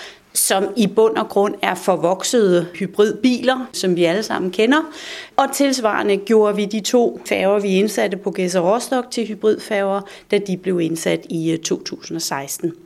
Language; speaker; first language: Danish; native; Danish